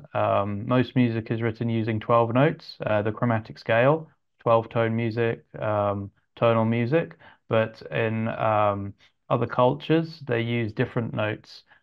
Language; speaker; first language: English; native; English